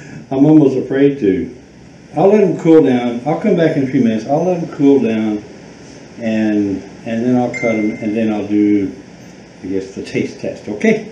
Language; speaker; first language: English; native; English